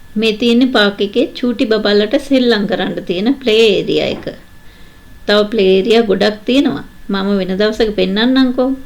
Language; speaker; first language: Sinhala; native; Sinhala